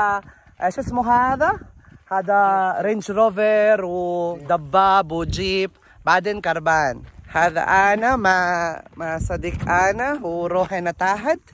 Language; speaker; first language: Arabic; non-native, learner; Filipino